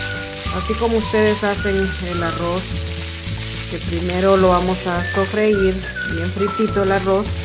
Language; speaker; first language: Spanish; native; Spanish